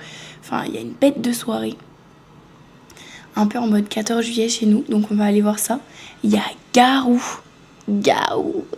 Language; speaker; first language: French; native; French